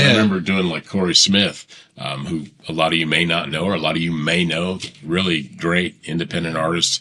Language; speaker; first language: English; native; English